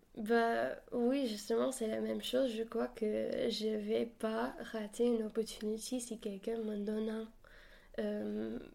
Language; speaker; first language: French; non-native, fluent; English